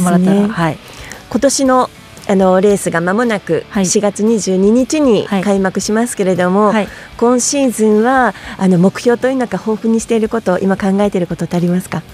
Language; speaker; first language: Japanese; native; Japanese